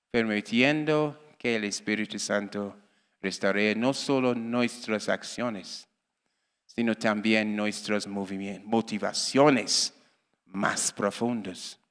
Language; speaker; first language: Spanish; non-native, learner; English